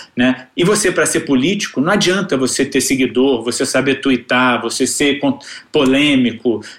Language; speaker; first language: Portuguese; native; Portuguese